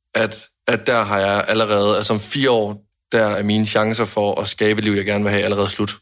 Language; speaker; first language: Danish; native; Danish